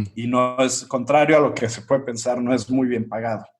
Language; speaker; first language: Spanish; native; Spanish